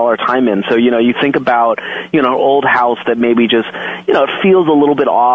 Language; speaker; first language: English; native; English